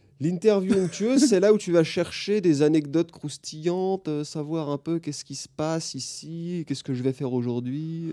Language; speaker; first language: French; native; French